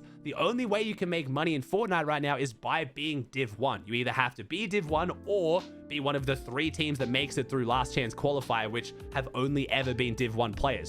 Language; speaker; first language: English; native; English